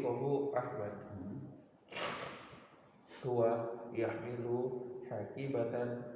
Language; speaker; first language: Arabic; non-native, learner; Indonesian